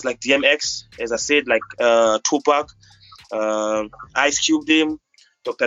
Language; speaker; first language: English; non-native, local second language; Xhosa